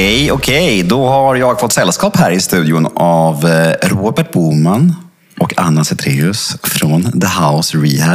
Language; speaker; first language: Swedish; native; Swedish